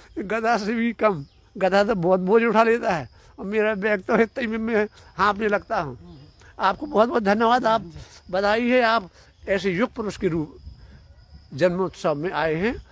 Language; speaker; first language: Hindi; native; Hindi